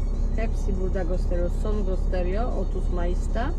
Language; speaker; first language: Turkish; non-native, fluent; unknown